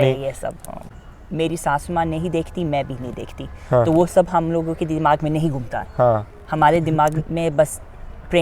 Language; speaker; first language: Hindi; non-native, fluent; English